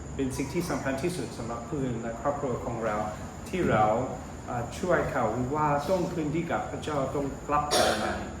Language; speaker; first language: Thai; non-native, fluent; English